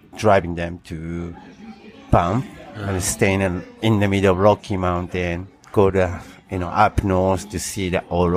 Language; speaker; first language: English; non-native, fluent; Japanese